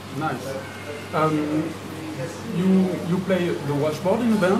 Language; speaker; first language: English; non-native, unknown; French